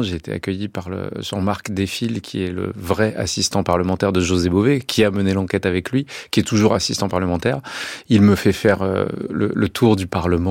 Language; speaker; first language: French; native; French